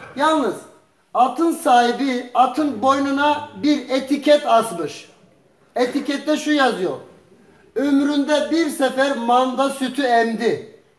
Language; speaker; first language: Turkish; early bilingual, heritage; Turkish